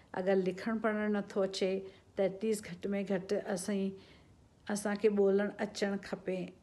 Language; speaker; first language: Sindhi; early bilingual, heritage; Sindhi